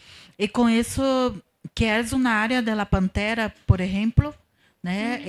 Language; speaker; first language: Spanish; non-native, learner; Portuguese